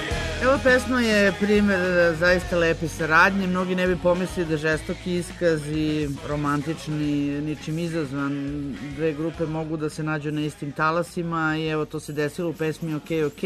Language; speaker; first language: Serbian; native; Serbian